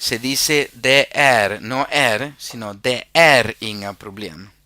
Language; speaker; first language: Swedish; non-native, fluent; Spanish